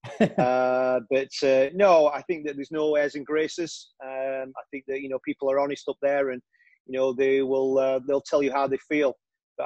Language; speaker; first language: English; native; English